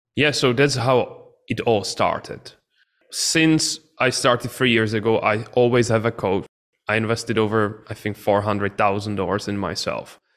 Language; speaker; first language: English; non-native, fluent; Czech